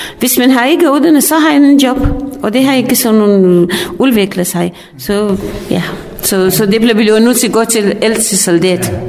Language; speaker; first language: Danish; non-native, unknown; Pashto